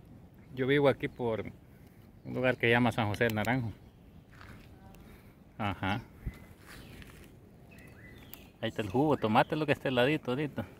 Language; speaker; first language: Spanish; native; Spanish